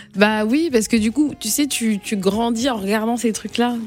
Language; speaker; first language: French; native; French